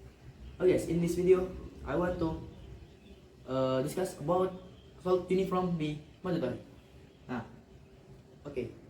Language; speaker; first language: English; non-native, learner; Indonesian